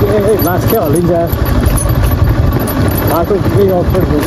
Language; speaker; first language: Nepali; native; Nepali